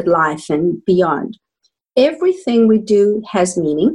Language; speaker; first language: English; native; English